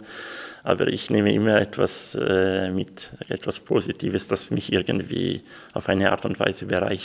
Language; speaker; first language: German; non-native, local second language; Swiss German